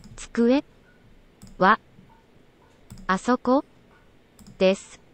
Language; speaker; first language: Japanese; non-native, learner; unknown